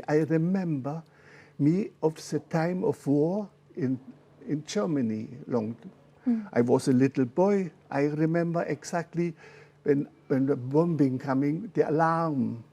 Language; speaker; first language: English; non-native, learner; German